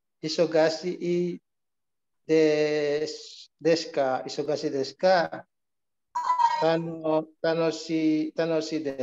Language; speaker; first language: Japanese; non-native, learner; Indonesian